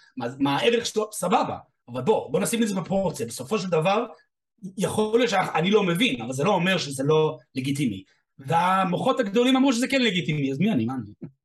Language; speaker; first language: Hebrew; non-native, fluent; English